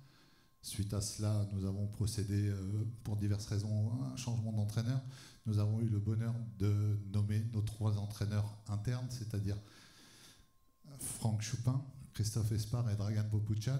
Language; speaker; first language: French; native; French